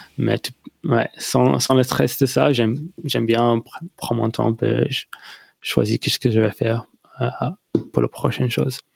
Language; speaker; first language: French; non-native, learner; English